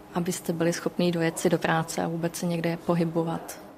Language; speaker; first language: Czech; native; Czech